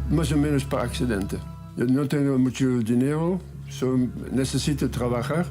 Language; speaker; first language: Spanish; non-native, learner; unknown